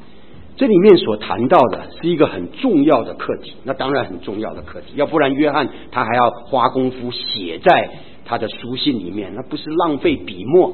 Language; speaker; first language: Chinese; native; Chinese